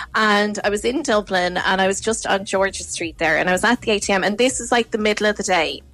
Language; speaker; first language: English; native; English